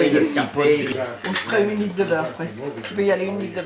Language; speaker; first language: French; native; French